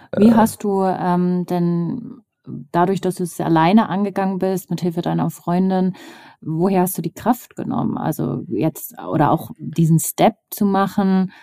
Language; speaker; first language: German; native; German